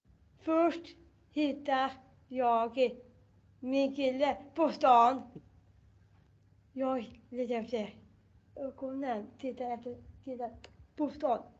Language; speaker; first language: Swedish; non-native, learner; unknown